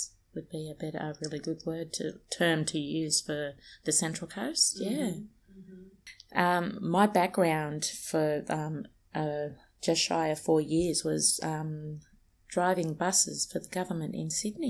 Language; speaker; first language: English; native; English